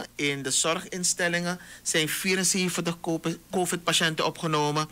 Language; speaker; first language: Dutch; native; Dutch